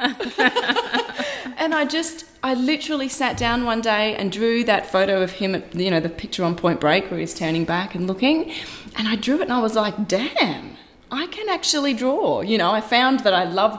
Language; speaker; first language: English; native; English